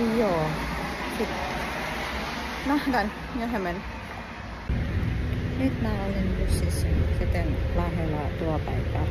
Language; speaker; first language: Finnish; non-native, learner; Filipino